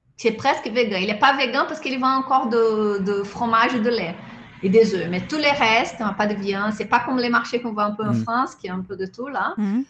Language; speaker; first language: French; non-native, fluent; Portuguese